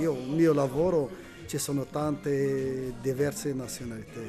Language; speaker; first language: Italian; non-native, learner; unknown